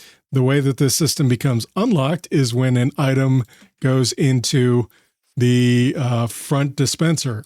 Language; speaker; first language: English; native; English